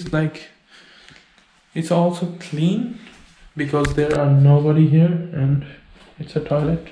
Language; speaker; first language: English; non-native, learner; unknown